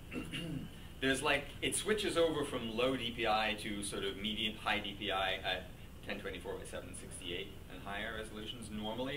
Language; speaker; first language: English; native; English